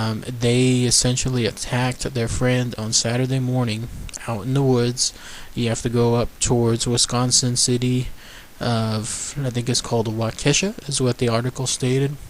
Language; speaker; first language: English; native; English